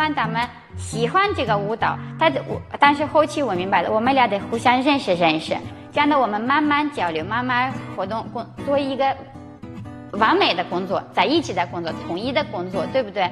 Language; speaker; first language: Chinese; non-native, fluent; Ukrainian